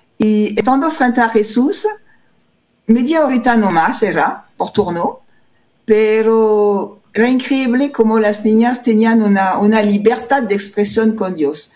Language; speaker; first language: Spanish; non-native, fluent; French